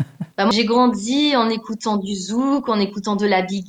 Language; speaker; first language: French; native; French